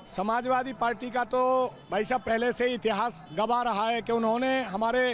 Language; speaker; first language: Hindi; native; Hindi